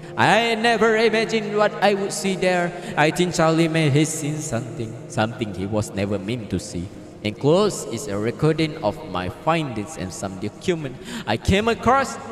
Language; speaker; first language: English; non-native, local second language; Malay